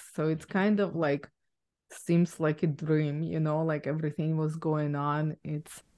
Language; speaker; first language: English; non-native, fluent; Ukrainian